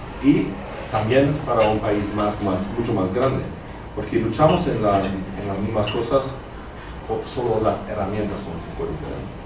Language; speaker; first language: Spanish; non-native, fluent; German